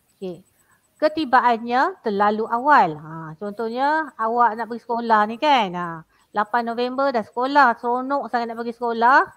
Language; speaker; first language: Malay; native; Malay